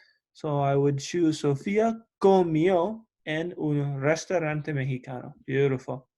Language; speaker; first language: Spanish; non-native, fluent; English